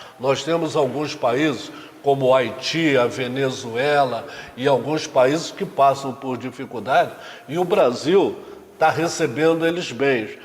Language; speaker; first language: Portuguese; native; Portuguese